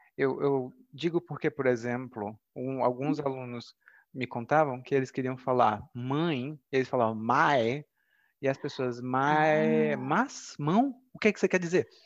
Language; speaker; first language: Portuguese; native; Portuguese